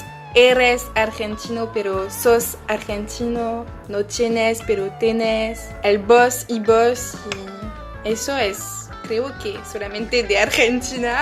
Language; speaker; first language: Spanish; non-native, learner; French